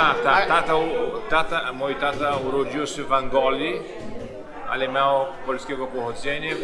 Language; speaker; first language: Polish; non-native, learner; Portuguese